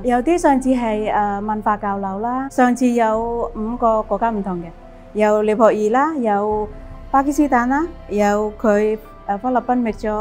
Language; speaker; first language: Cantonese; non-native, fluent; Indonesian